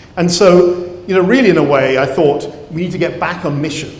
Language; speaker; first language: English; native; English